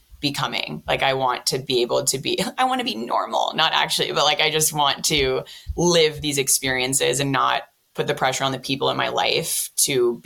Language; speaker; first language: English; native; English